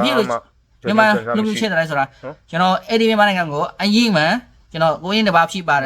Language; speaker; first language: Burmese; non-native, learner; Khmer